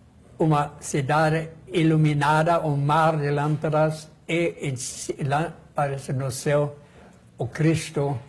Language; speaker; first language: Portuguese; non-native, fluent; German